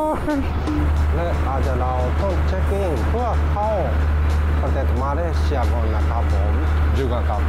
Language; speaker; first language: Thai; non-native, learner; Japanese